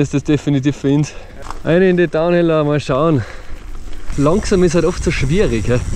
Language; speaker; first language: German; native; German